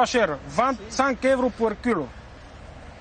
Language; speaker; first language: French; non-native, learner; Bulgarian